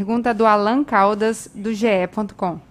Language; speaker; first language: Portuguese; native; Portuguese